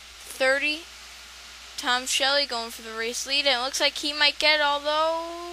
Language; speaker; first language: English; native; English